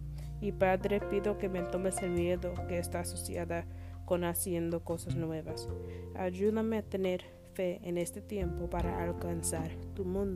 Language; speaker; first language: Spanish; non-native, learner; English